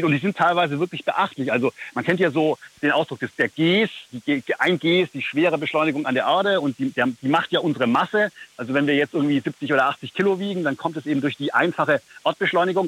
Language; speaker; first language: German; native; German